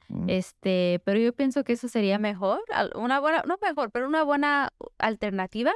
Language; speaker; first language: Spanish; early bilingual, heritage; Spanish